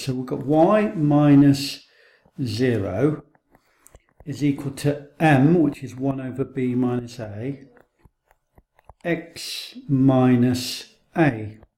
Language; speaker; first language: English; native; English